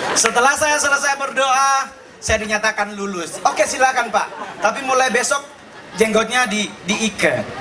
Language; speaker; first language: Indonesian; native; Indonesian